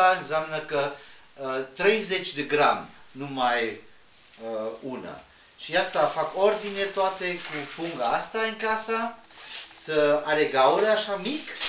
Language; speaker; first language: Romanian; non-native, learner; Spanish